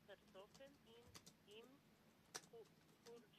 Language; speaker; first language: German; non-native, learner; Macedonian